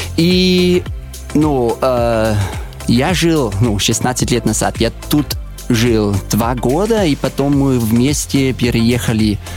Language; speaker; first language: Russian; non-native, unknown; German